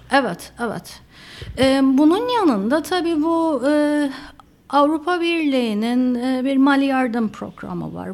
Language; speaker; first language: Turkish; native; Turkish